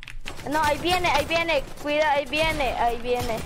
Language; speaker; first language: Spanish; native; Spanish